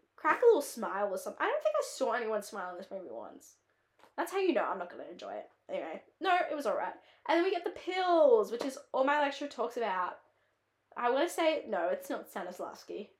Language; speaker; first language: English; native; English